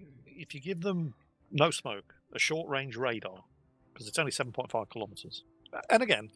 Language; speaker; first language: English; native; English